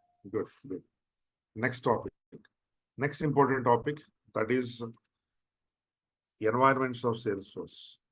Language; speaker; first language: English; non-native, local second language; Telugu